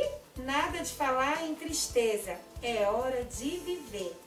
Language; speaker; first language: Portuguese; native; Portuguese